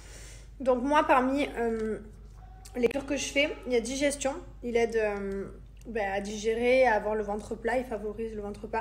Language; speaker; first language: French; native; French